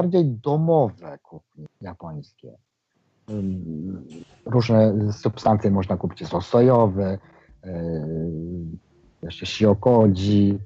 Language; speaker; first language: Polish; non-native, fluent; Japanese